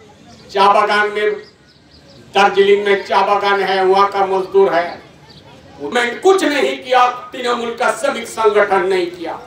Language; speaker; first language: Hindi; non-native, local second language; Bangla